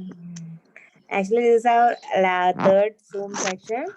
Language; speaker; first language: English; non-native, learner; Malayalam